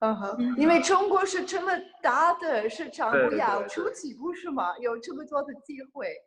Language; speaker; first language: Chinese; non-native, fluent; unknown